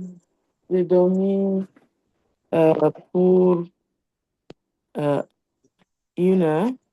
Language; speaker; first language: French; non-native, learner; English